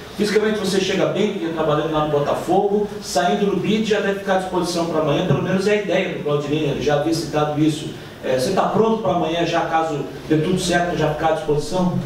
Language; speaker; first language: Portuguese; native; Portuguese